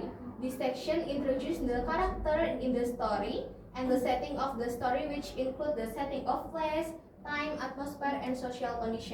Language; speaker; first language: English; non-native, learner; Indonesian